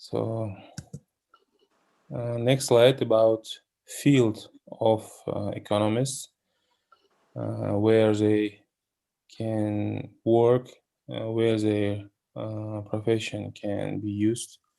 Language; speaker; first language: English; non-native, learner; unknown